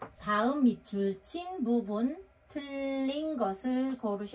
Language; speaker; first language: Korean; non-native, fluent; Filipino